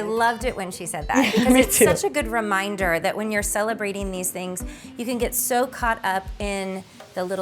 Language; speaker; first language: English; native; English